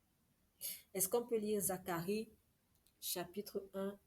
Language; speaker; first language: French; native; French